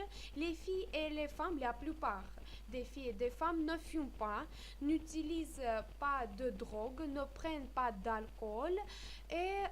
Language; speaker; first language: French; non-native, fluent; Armenian